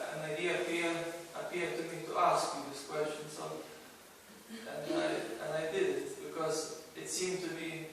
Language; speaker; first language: English; non-native, fluent; Lithuanian